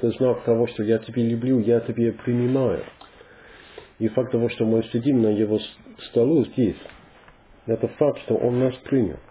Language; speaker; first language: Russian; non-native, learner; English